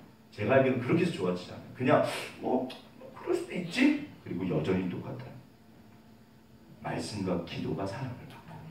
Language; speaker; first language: Korean; native; Korean